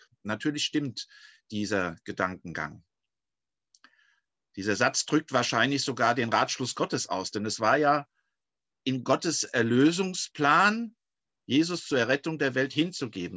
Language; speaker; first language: German; native; German